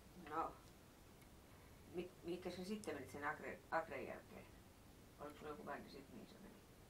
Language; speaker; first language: Finnish; native; Finnish